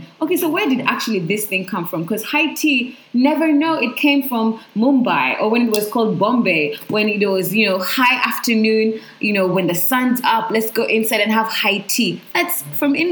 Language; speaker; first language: English; non-native, local second language; Ganda